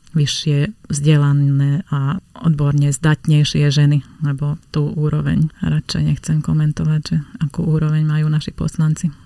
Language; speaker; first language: Slovak; non-native, local second language; Hungarian